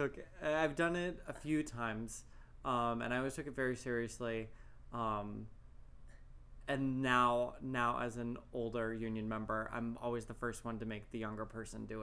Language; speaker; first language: English; native; English